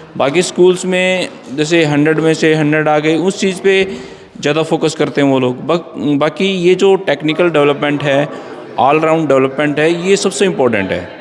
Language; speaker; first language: Hindi; native; Hindi